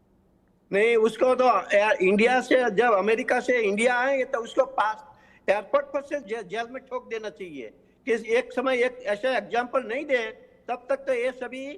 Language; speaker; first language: Hindi; non-native, local second language; Gujarati